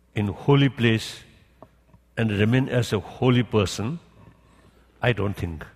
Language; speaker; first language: English; non-native, learner; Tibetan